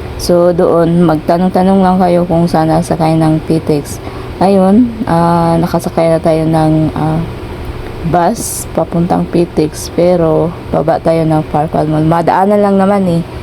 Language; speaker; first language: Filipino; non-native, local second language; Cebuano